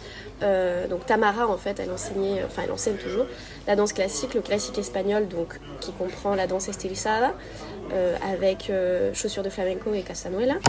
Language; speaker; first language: French; native; French